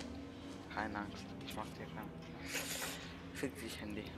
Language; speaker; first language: German; early bilingual, other home language; Polish